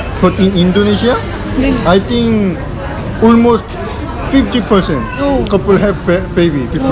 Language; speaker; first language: English; non-native, learner; Korean